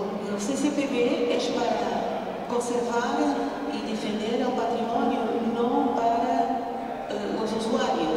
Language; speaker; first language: Spanish; non-native, learner; Portuguese